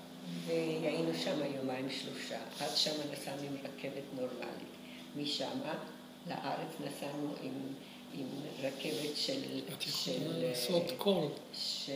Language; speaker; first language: Hebrew; early bilingual, other home language; Romanian